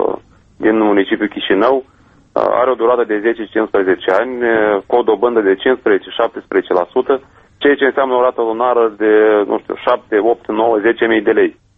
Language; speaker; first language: Romanian; native; Romanian